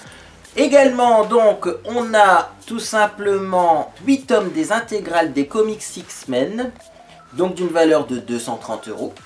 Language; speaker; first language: French; native; French